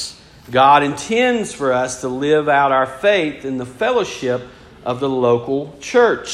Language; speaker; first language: English; native; English